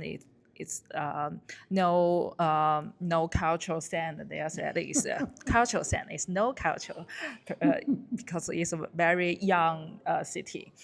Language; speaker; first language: English; non-native, learner; Chinese